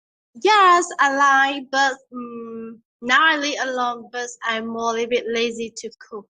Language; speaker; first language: English; non-native, learner; Vietnamese